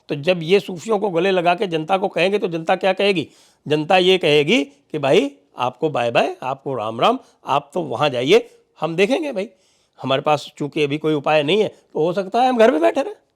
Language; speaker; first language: Hindi; native; Hindi